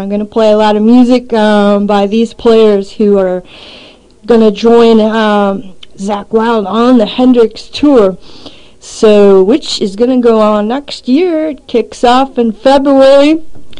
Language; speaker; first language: English; native; English